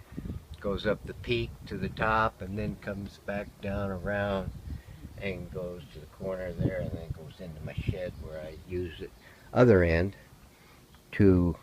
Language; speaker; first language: English; native; English